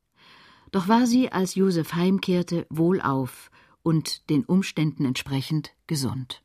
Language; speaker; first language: German; native; German